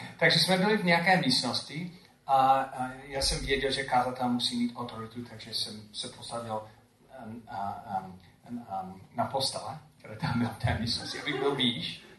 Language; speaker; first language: Czech; non-native, fluent; English